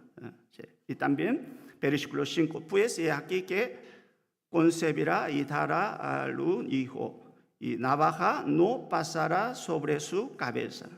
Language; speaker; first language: Spanish; non-native, learner; Korean